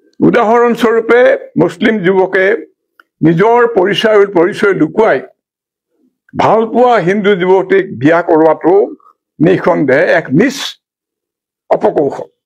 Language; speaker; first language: Assamese; native; Assamese